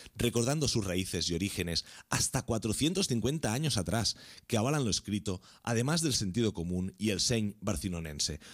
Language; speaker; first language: Spanish; non-native, local second language; Catalan